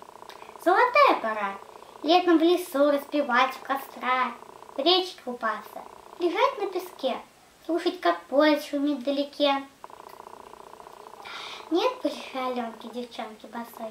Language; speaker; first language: Russian; native; Russian